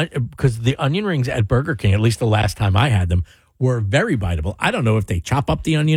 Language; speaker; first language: English; native; English